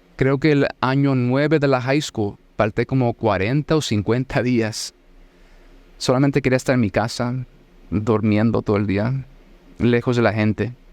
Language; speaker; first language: Spanish; early bilingual, heritage; Spanish